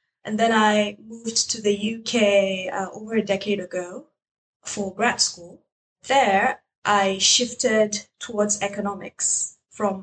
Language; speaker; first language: English; non-native, local second language; Hausa